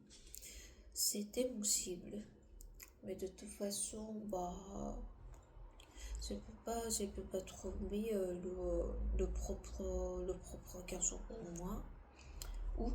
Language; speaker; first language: French; non-native, learner; Korean